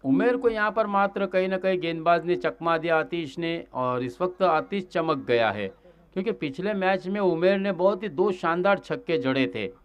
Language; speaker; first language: Hindi; non-native, local second language; Marathi